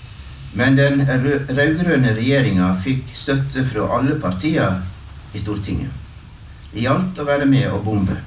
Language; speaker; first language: Norwegian; native; Norwegian